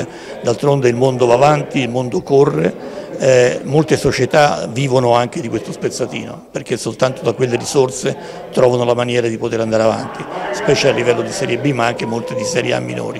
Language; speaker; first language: Italian; native; Italian